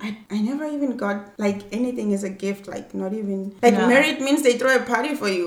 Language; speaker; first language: English; non-native, local second language; Swati